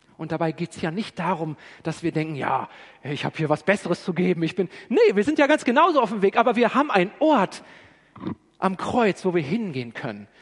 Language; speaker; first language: German; native; German